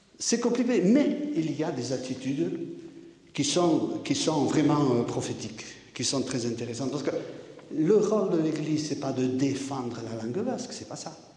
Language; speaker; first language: French; non-native, local second language; Basque